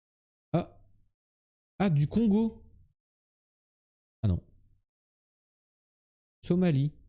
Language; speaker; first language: French; native; French